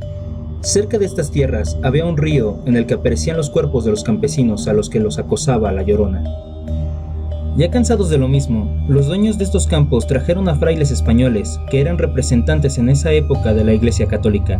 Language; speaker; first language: Spanish; native; Spanish